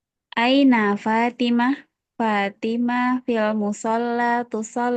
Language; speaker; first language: Arabic; non-native, learner; Indonesian